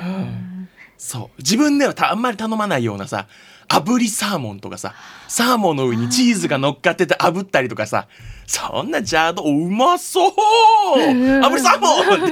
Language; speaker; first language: Japanese; native; Japanese